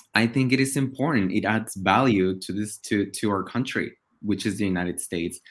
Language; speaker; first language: English; non-native, fluent; Spanish